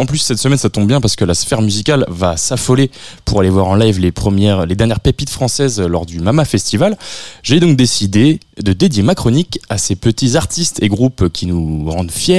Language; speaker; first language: French; native; French